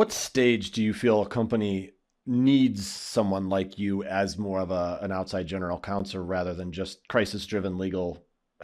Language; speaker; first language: English; native; English